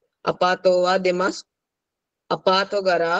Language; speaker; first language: Japanese; non-native, learner; Sinhala